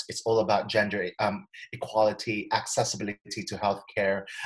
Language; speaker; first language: English; non-native, local second language; Cebuano